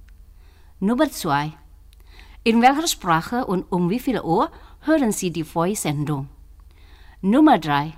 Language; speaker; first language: German; non-native, fluent; Indonesian